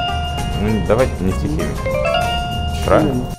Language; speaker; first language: Russian; native; Russian